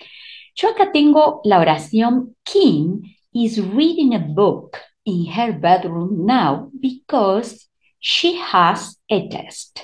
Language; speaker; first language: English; non-native, fluent; Spanish